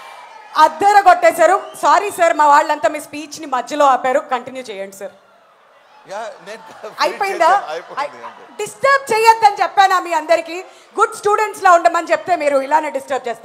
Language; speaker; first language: Telugu; native; Telugu